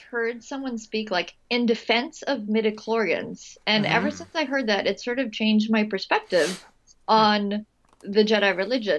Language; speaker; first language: English; non-native, local second language; Filipino